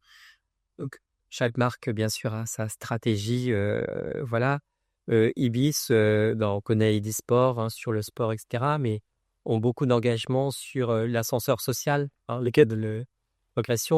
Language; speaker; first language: French; native; French